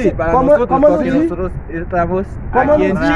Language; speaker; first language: Spanish; non-native, learner; Haitian Creole